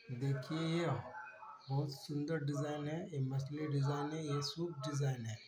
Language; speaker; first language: Hindi; non-native, local second language; Bangla